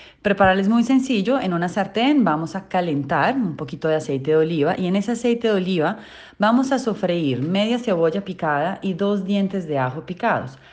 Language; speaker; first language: Spanish; non-native, fluent; Italian